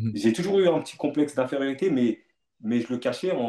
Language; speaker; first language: French; native; French